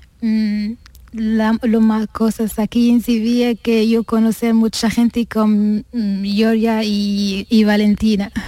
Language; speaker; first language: Spanish; non-native, learner; Arabic